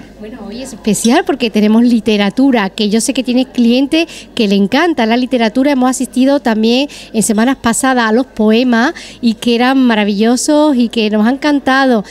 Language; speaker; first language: Spanish; native; Spanish